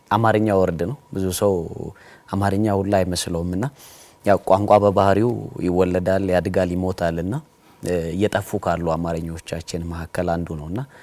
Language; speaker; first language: Amharic; native; Amharic